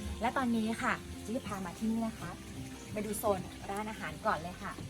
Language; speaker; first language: Thai; native; Thai